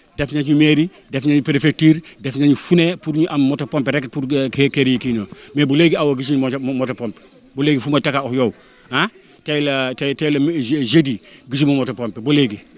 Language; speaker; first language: Wolof; non-native, local second language; Fula